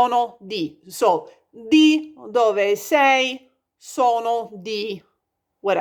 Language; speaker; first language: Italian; non-native, fluent; English